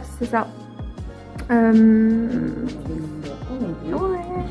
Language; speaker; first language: French; non-native, fluent; Swedish